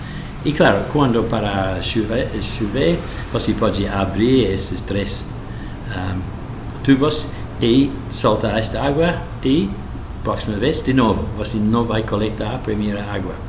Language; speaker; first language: Portuguese; non-native, learner; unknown